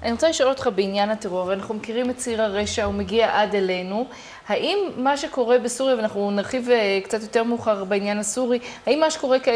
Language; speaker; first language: Hebrew; native; Hebrew